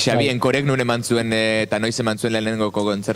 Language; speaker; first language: Basque; native; Basque